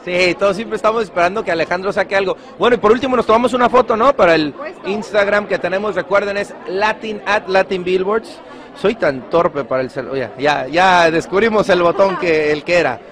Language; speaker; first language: Spanish; native; Spanish